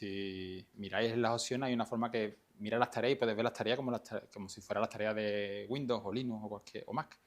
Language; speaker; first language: Spanish; native; Spanish